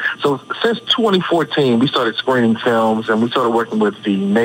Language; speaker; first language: English; native; English